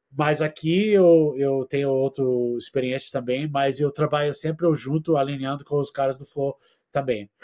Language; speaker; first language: Portuguese; non-native, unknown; English